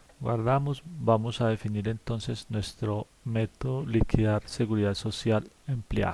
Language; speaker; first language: Spanish; native; Spanish